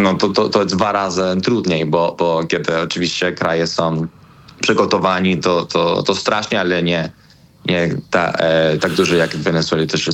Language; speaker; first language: Polish; non-native, learner; Spanish